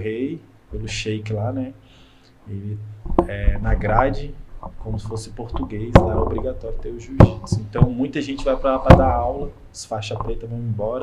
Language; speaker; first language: Portuguese; native; Portuguese